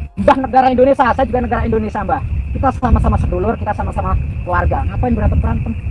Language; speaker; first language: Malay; non-native, local second language; Javanese